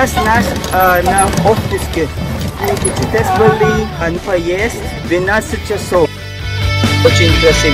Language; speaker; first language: Russian; non-native, learner; Filipino